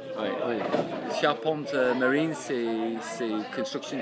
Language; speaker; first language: French; non-native, fluent; English